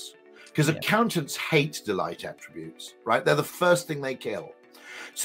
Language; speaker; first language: English; native; English